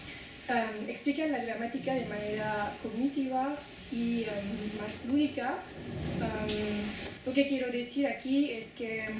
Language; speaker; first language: Spanish; non-native, fluent; French